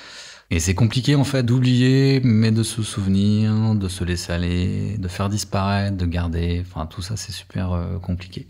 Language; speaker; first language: French; native; French